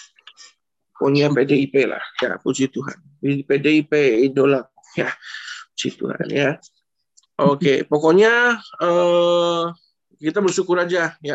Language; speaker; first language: Indonesian; native; Indonesian